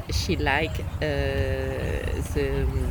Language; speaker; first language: English; non-native, learner; French